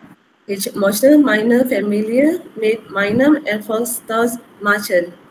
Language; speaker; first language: German; non-native, learner; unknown